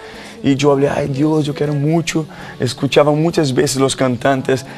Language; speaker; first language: Spanish; non-native, learner; Portuguese